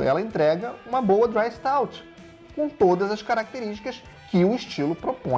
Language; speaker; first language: Portuguese; native; Portuguese